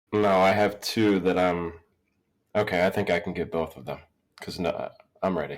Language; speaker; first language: English; native; English